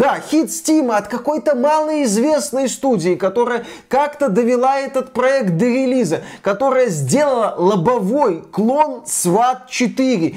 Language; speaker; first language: Russian; native; Russian